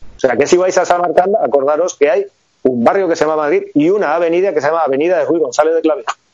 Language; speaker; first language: Spanish; native; Spanish